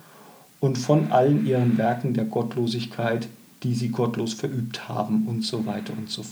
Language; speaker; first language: German; native; German